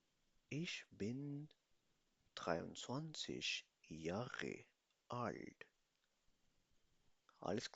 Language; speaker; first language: German; non-native, fluent; Urdu